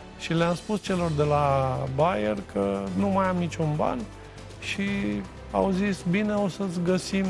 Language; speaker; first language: Romanian; native; Romanian